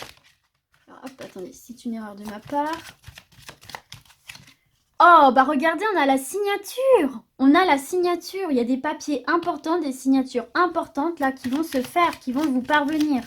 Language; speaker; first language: French; native; French